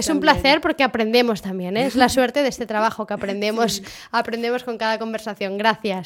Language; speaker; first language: Spanish; non-native, local second language; Catalan